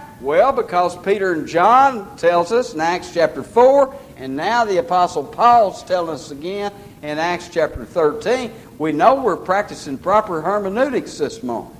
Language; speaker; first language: English; native; English